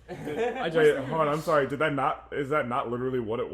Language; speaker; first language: English; native; English